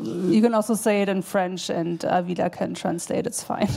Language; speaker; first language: English; non-native, fluent; German